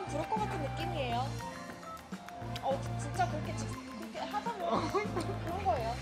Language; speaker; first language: Korean; early bilingual, heritage; Korean